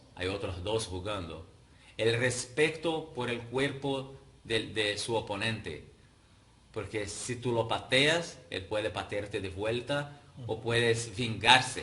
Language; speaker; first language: Spanish; non-native, fluent; Portuguese